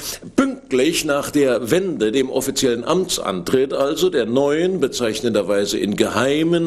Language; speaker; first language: German; native; German